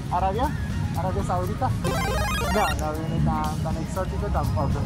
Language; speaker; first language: Spanish; non-native, fluent; French